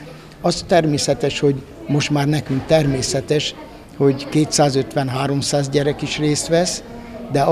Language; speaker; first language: Hungarian; native; Hungarian